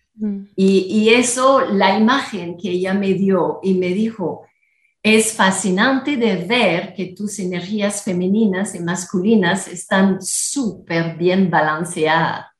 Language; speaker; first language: Spanish; non-native, fluent; French